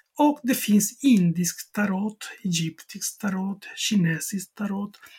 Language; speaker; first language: Swedish; non-native, fluent; Spanish